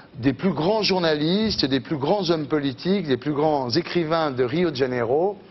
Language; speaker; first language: French; native; French